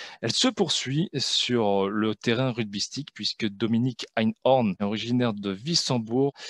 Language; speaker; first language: French; native; French